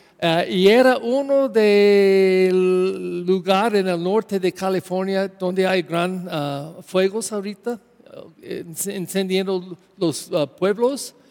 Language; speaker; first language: Spanish; non-native, learner; English